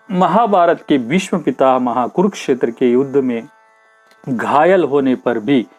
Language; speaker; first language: Hindi; non-native, local second language; Kannada